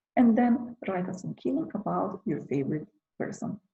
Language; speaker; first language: English; non-native, fluent; Macedonian